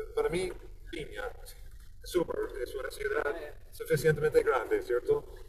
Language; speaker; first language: Spanish; non-native, fluent; English